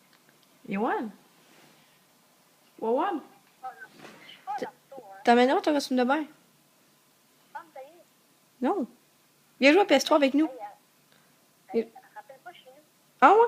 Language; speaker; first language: French; native; French